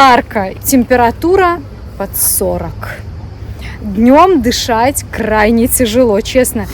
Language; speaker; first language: Russian; native; Russian